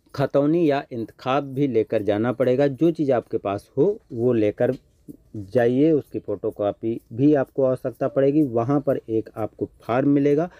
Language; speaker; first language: Hindi; native; Hindi